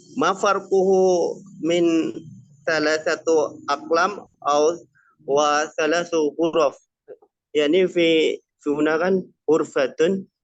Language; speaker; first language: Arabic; non-native, learner; Indonesian